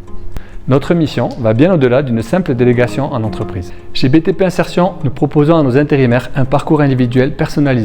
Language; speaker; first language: French; native; French